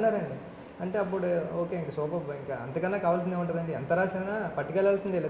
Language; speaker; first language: Telugu; native; Telugu